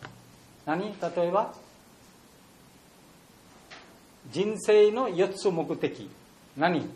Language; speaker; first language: Japanese; non-native, learner; Bangla